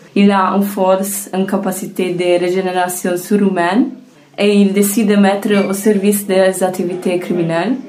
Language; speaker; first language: French; non-native, fluent; Italian